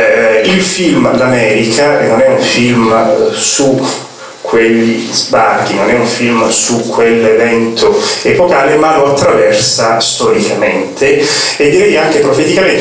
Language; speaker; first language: Italian; native; Italian